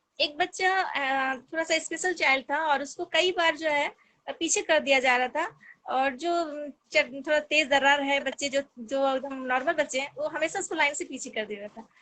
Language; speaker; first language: Hindi; non-native, local second language; Bangla